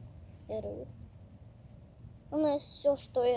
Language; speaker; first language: Russian; early bilingual, heritage; Russian